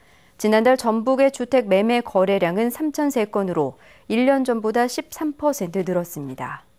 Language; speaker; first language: Korean; native; Korean